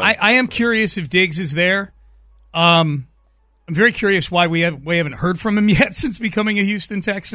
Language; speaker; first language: English; native; English